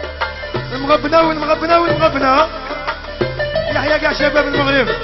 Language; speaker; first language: Arabic; native; Arabic